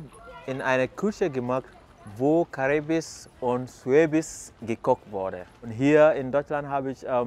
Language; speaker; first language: German; non-native, fluent; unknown